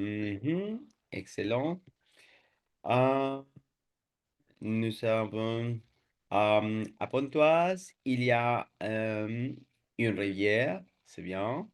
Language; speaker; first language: French; non-native, fluent; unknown